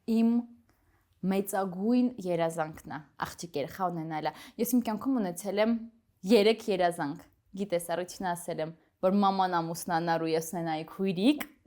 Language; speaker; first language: Armenian; native; Armenian